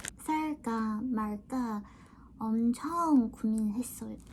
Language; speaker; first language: Korean; non-native, fluent; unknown